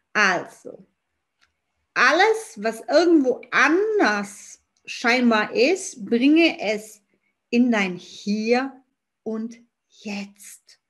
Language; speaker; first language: German; native; German